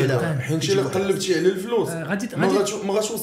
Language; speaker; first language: Arabic; native; Arabic